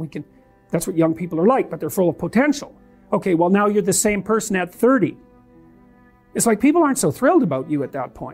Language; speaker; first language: English; native; English